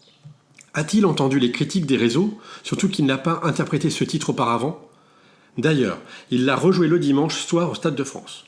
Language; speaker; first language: French; native; French